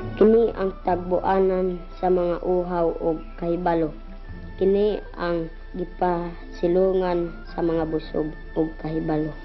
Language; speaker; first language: Cebuano; non-native, local second language; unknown